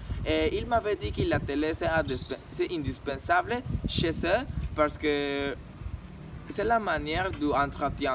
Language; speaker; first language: French; non-native, learner; Spanish